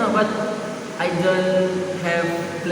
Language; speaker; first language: English; non-native, learner; Indonesian